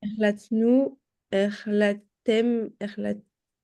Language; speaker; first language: Hebrew; non-native, learner; French